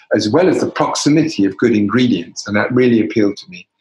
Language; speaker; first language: English; native; English